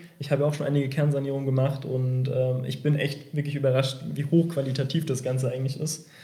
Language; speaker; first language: German; early bilingual, other home language; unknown